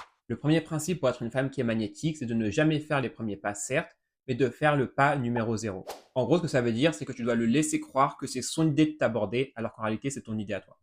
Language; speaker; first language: French; native; French